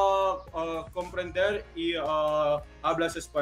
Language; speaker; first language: Spanish; non-native, learner; Filipino